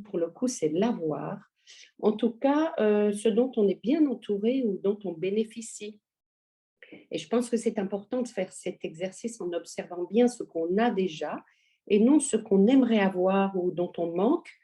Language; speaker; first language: French; native; French